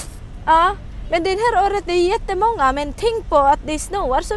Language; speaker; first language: Swedish; non-native, learner; Filipino